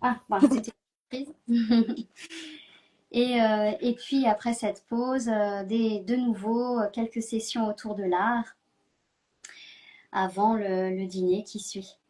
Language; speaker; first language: French; native; French